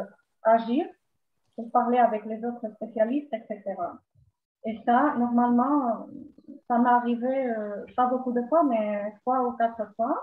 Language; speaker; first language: French; non-native, fluent; Spanish